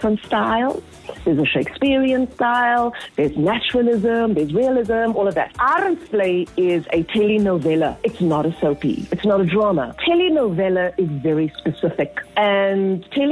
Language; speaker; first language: English; native; English